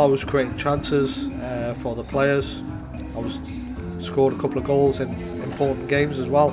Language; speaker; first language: English; native; English